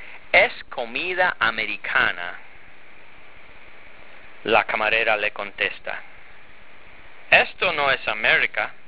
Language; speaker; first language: Spanish; non-native, fluent; English